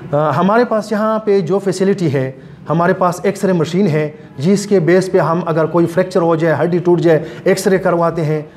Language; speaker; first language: Urdu; non-native, local second language; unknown